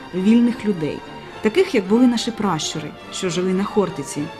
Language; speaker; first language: Ukrainian; native; Ukrainian